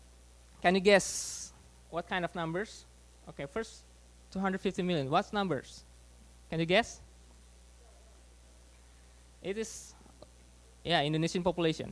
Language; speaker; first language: English; non-native, fluent; Indonesian